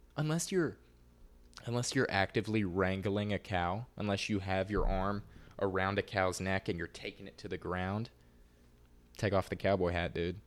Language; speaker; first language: English; native; English